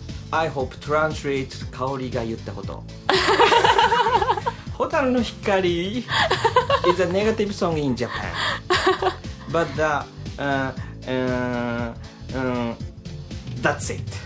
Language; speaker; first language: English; non-native, learner; Japanese